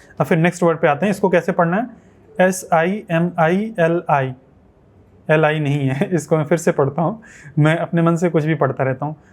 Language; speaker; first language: Hindi; native; Hindi